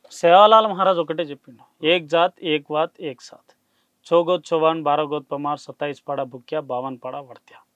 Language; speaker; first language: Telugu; non-native, local second language; Lambadi